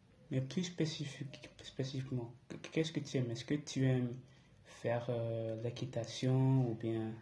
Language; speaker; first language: French; early bilingual, other home language; English